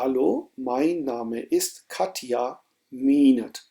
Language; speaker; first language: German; non-native, fluent; Urdu